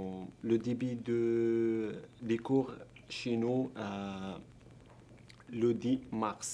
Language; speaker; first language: French; non-native, learner; Arabic